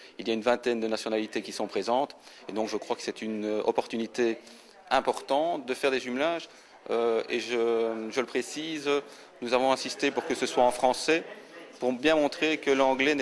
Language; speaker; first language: French; native; French